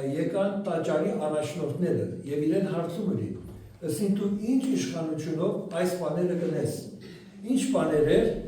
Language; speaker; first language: Armenian; early bilingual, heritage; Armenian